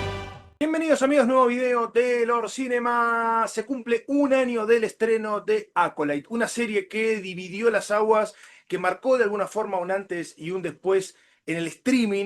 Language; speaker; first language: Spanish; native; Spanish